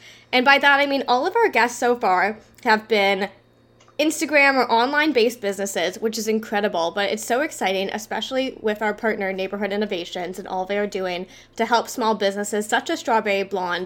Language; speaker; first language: English; native; English